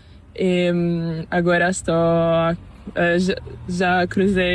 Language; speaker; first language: Spanish; non-native, learner; Portuguese